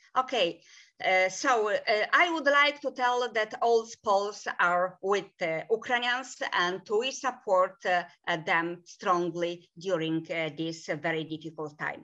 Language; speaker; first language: English; non-native, fluent; Polish